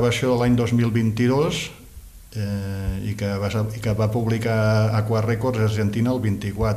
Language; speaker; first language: Catalan; native; Catalan